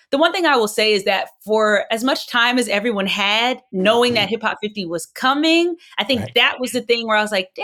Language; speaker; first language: English; native; English